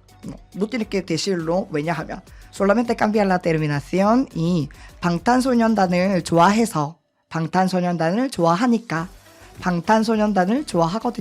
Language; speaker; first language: Spanish; non-native, learner; Korean